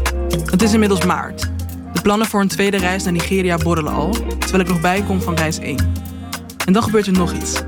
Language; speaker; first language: Dutch; native; Dutch